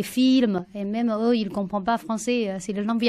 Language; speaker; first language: French; non-native, learner; Chinese